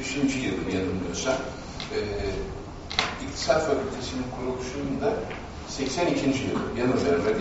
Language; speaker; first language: Turkish; native; Turkish